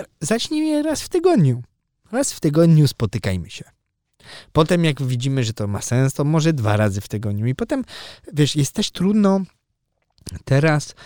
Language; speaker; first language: Polish; early bilingual, heritage; Polish